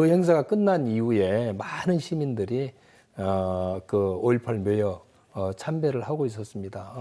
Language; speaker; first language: Korean; native; Korean